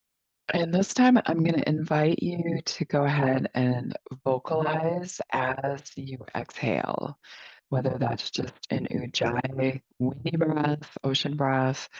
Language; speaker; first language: English; native; English